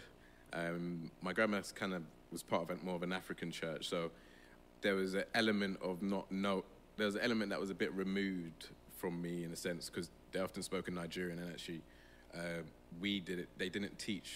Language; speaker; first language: English; native; English